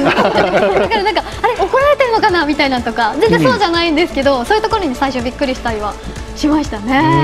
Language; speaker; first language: Japanese; native; Japanese